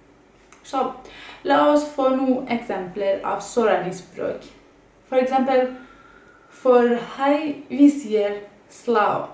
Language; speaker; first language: Norwegian; non-native, fluent; Kurdish